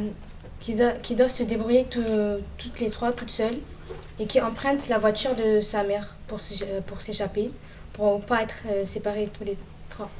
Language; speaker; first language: French; native; French